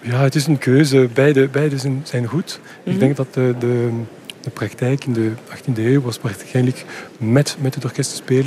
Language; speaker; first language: Dutch; non-native, local second language; French